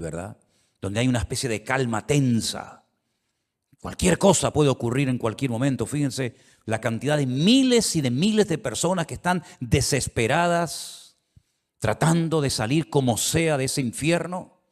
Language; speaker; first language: Spanish; native; Spanish